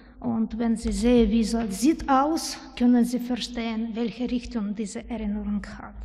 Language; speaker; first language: German; non-native, learner; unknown